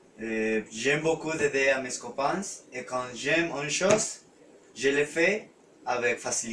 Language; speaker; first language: French; non-native, learner; Spanish